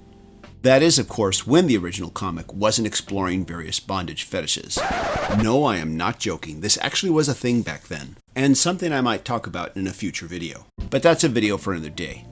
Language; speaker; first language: English; native; English